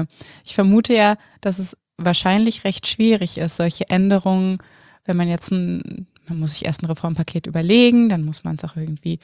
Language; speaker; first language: German; native; German